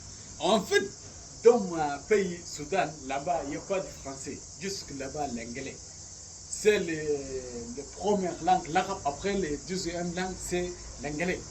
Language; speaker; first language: French; non-native, learner; Arabic